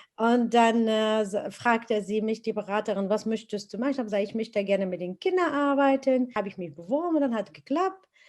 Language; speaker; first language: German; non-native, fluent; Arabic